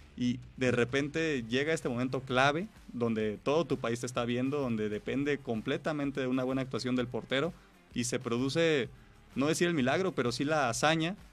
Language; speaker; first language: Spanish; native; Spanish